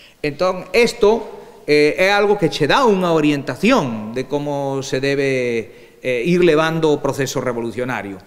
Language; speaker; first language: Galician; early bilingual, heritage; Galician